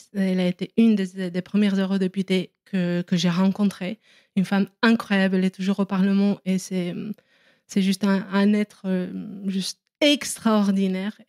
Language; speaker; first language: French; non-native, fluent; Romanian